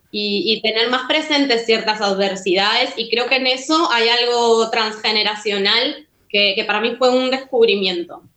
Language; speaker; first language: Spanish; native; Spanish